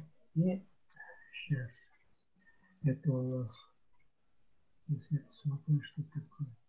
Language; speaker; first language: Russian; native; Russian